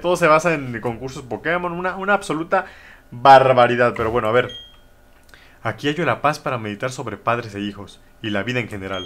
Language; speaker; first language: Spanish; native; Spanish